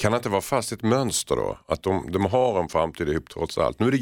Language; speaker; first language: Swedish; native; Swedish